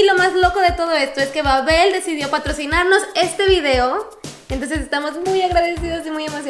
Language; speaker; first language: Spanish; native; Spanish